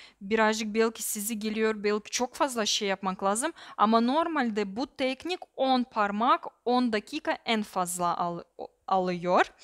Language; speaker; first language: Turkish; non-native, learner; Russian